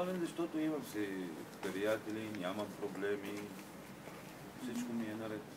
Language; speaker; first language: Bulgarian; non-native, learner; Arabic